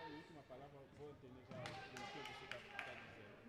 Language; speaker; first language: Portuguese; non-native, learner; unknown